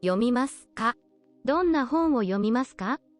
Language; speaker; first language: Japanese; non-native, learner; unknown